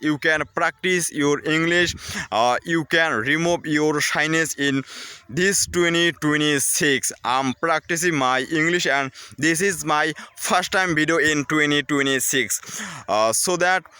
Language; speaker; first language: English; non-native, learner; Bangla